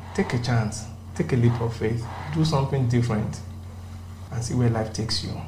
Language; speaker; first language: English; non-native, local second language; Yoruba